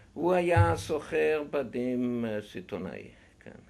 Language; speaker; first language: Hebrew; non-native, fluent; German